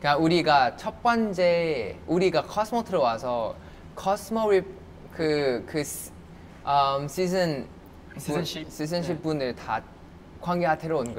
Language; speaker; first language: Korean; non-native, fluent; Thai